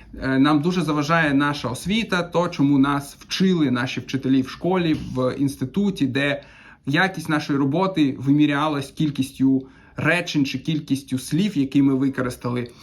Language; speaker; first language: Ukrainian; non-native, local second language; Russian